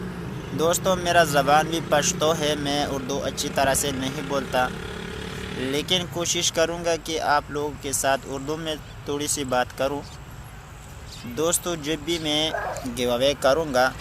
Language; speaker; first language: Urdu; non-native, local second language; Pashto